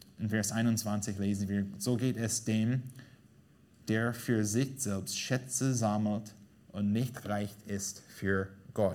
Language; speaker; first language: German; non-native, fluent; English